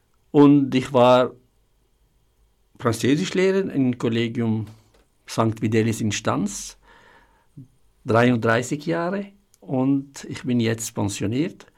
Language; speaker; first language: German; non-native, fluent; Arabic